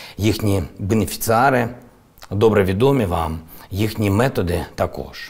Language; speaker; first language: Ukrainian; non-native, local second language; Russian